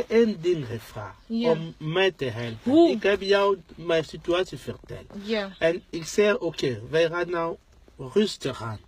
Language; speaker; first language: Dutch; non-native, learner; Lingala